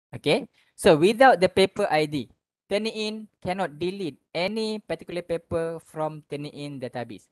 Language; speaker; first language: English; non-native, local second language; Malay